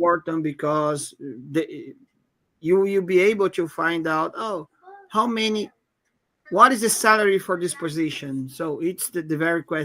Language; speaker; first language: English; non-native, fluent; Portuguese